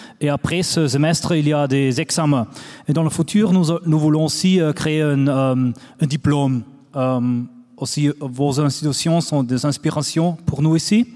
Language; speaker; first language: French; non-native, fluent; German